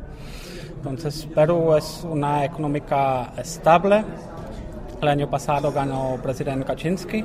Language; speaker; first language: Spanish; non-native, fluent; Czech